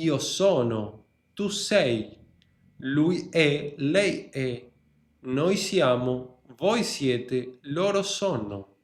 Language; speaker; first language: Italian; non-native, fluent; Spanish